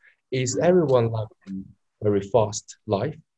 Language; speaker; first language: English; non-native, learner; Chinese